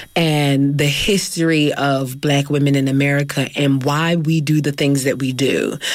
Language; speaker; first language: English; native; English